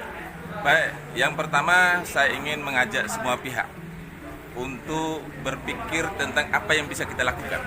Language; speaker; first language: Indonesian; native; Indonesian